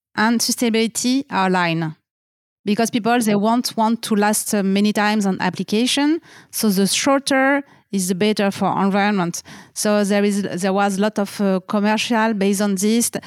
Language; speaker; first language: English; non-native, fluent; French